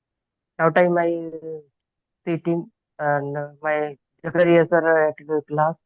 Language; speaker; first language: English; non-native, learner; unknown